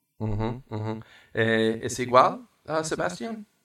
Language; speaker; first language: Spanish; non-native, learner; English